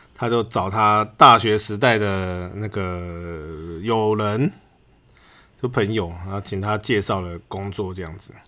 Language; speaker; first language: Chinese; native; Chinese